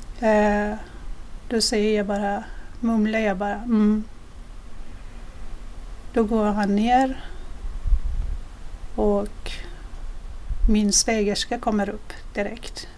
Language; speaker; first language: Swedish; non-native, fluent; Persian